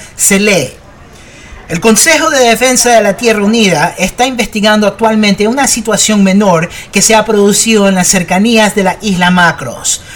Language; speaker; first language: Spanish; early bilingual, heritage; Spanish